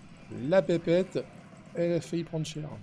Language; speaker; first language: French; native; French